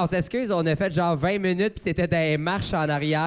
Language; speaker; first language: French; native; French